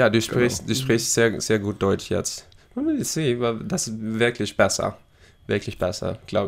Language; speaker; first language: German; non-native, learner; English